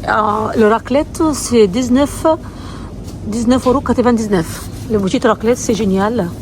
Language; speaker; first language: French; non-native, learner; Arabic